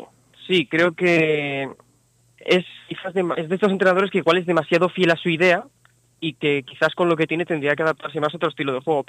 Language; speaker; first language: Spanish; native; Spanish